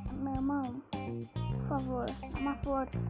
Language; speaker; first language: Portuguese; non-native, learner; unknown